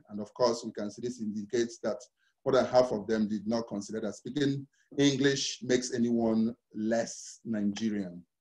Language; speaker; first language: English; non-native, local second language; Igbo